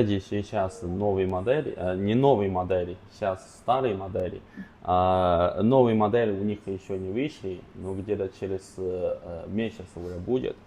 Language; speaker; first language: Russian; non-native, learner; Chinese